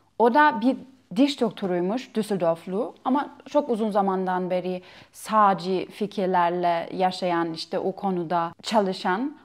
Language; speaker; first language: Turkish; non-native, fluent; German